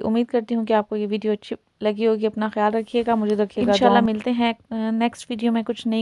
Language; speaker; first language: Hindi; native; Hindi